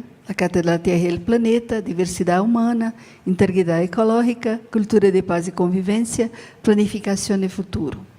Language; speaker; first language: Spanish; non-native, learner; Portuguese